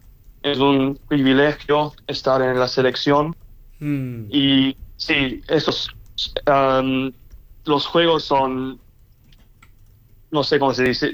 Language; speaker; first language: Spanish; early bilingual, heritage; English